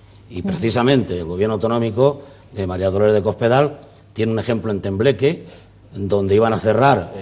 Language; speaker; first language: Spanish; native; Spanish